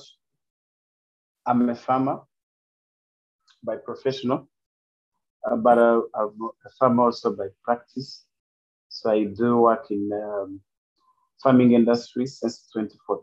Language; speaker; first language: English; non-native, local second language; Kinyarwanda